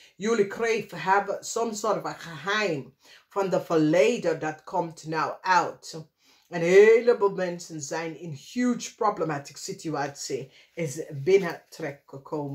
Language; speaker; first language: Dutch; non-native, fluent; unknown